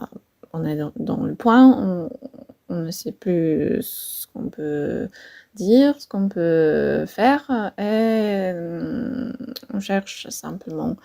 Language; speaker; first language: French; non-native, fluent; Polish